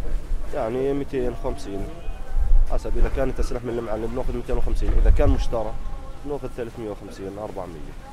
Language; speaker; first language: Arabic; native; Arabic